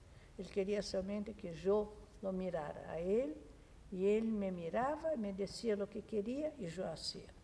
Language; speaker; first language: Spanish; non-native, fluent; Portuguese